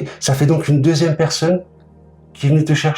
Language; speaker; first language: French; native; French